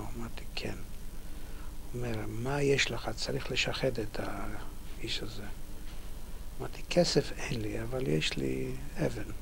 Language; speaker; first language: Hebrew; non-native, fluent; Polish